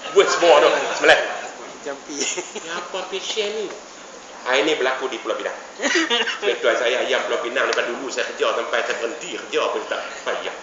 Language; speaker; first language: Malay; native; Malay